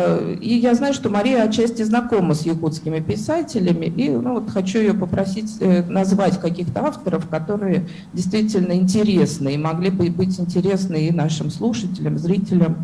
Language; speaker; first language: Russian; native; Russian